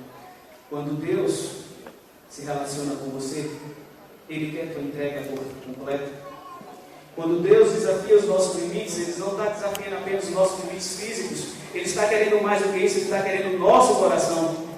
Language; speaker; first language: Portuguese; native; Portuguese